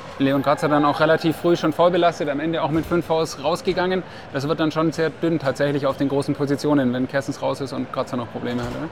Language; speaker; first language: German; native; German